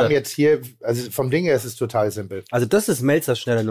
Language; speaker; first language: German; native; German